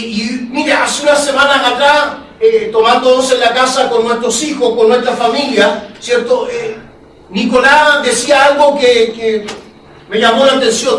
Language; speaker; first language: Spanish; native; Spanish